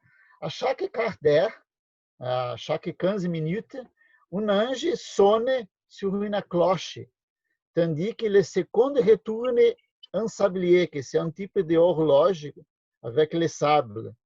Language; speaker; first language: French; non-native, learner; Portuguese